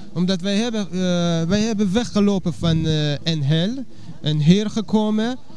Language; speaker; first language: Dutch; non-native, learner; Persian